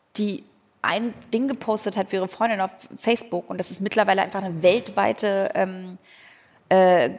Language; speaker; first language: German; native; German